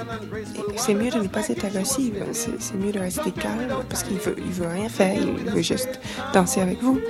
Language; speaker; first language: French; non-native, fluent; English